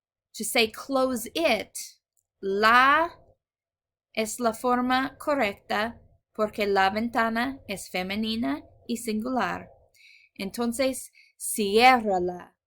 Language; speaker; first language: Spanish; non-native, fluent; English